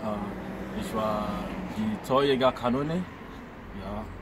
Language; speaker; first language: German; non-native, learner; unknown